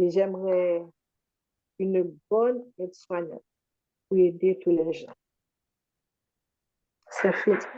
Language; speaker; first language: French; non-native, local second language; Haitian Creole